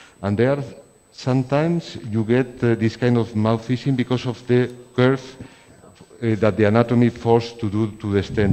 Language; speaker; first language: English; non-native, fluent; Spanish